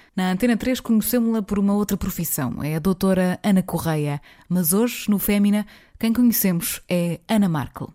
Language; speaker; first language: Portuguese; native; Portuguese